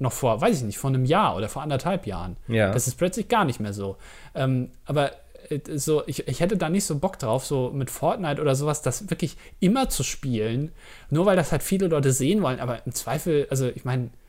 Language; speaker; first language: German; native; German